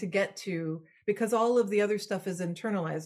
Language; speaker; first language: English; non-native, fluent; French